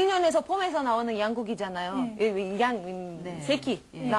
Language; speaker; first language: Korean; non-native, learner; Romanian